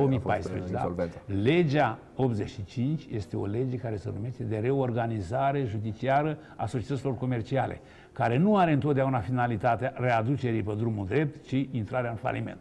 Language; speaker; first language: Romanian; native; Romanian